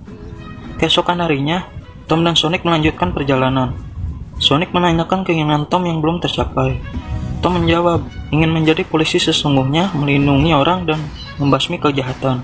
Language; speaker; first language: Indonesian; native; Indonesian